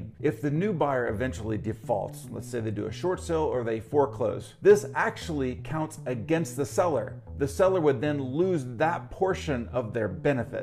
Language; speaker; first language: English; native; English